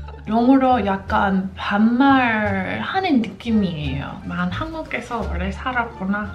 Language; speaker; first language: Korean; non-native, fluent; English